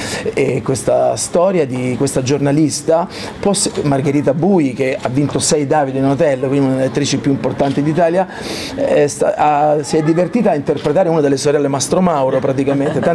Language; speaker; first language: Italian; native; Italian